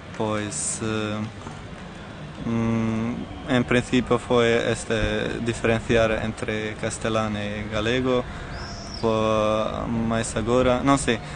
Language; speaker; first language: Spanish; non-native, learner; Croatian